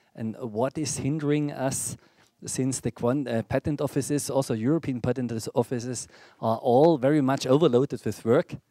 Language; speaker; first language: English; non-native, fluent; Dutch